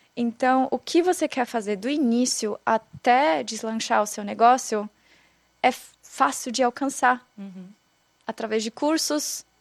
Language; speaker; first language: Portuguese; non-native, fluent; German